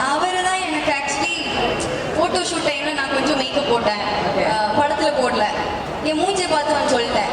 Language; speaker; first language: Tamil; non-native, learner; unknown